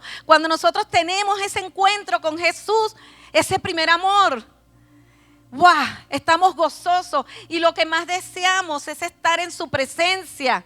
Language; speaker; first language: Spanish; native; Spanish